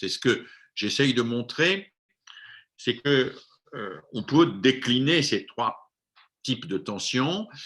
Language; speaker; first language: French; native; French